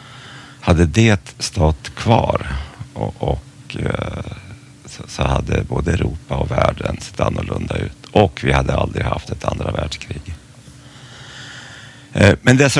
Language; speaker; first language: Swedish; native; Swedish